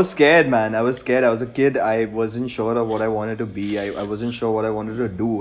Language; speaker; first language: English; non-native, local second language; Hindi